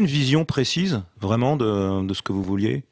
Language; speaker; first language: French; native; French